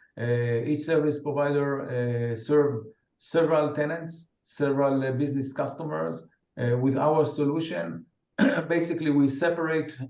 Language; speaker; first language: English; non-native, fluent; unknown